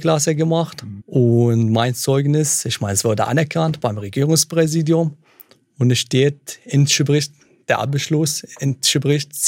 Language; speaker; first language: German; non-native, fluent; Arabic